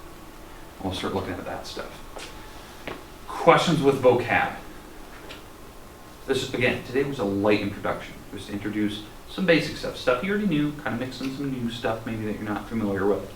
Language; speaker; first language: English; native; English